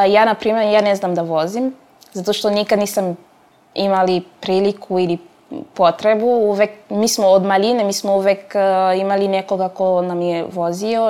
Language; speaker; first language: Croatian; non-native, fluent; French